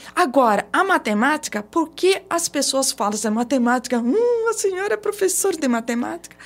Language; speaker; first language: Portuguese; early bilingual, other home language; Japanese